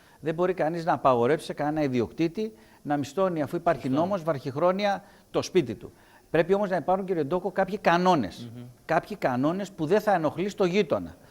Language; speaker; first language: Greek; native; Greek